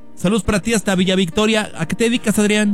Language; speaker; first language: Spanish; native; Spanish